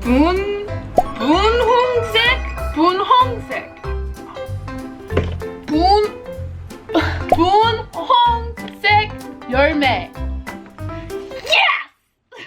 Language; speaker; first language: Korean; non-native, fluent; English